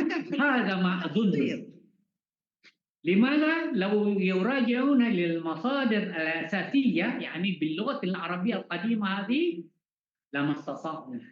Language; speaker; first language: Arabic; non-native, fluent; Malay